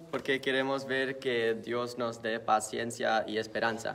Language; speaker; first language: Spanish; native; Spanish